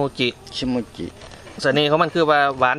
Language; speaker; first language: Thai; non-native, local second language; Northeastern Thai